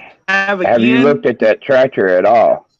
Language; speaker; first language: English; native; English